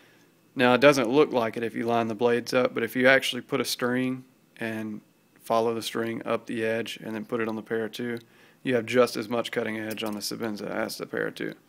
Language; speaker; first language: English; native; English